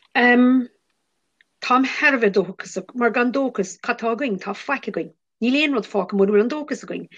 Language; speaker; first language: Irish; non-native, local second language; English